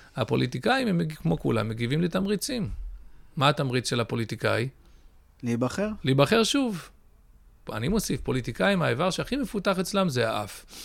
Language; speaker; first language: Hebrew; early bilingual, other home language; English